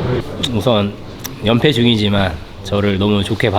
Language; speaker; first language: Korean; native; Korean